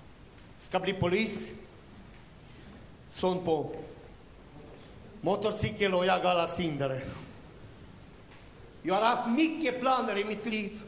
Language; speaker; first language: Swedish; non-native, learner; Romanian